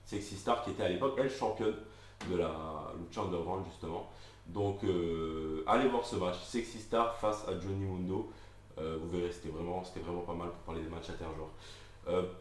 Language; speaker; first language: French; native; French